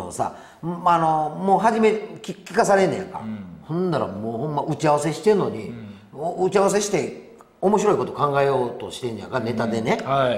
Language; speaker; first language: Japanese; native; Japanese